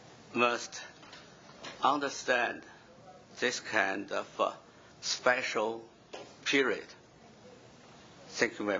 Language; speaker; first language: English; non-native, fluent; Chinese